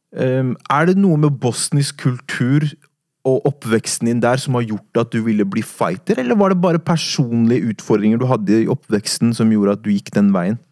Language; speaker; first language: Norwegian; native; Norwegian